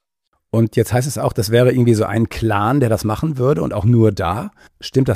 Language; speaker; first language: German; native; German